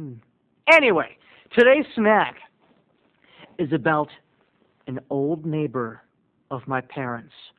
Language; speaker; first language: English; native; English